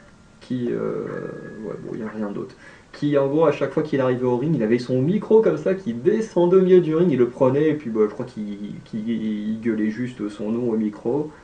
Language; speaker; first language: French; native; French